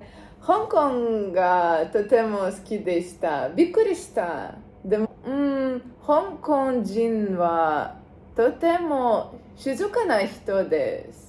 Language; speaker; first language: Japanese; non-native, learner; Russian